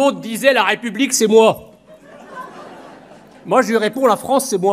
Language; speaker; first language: French; early bilingual, other home language; Arabic